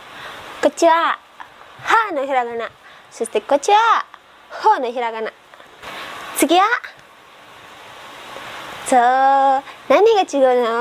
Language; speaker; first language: Japanese; non-native, learner; Indonesian